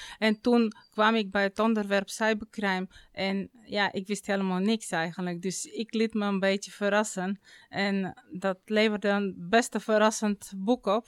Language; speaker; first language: Dutch; non-native, fluent; Bulgarian